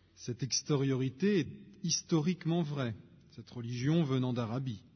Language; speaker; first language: French; native; French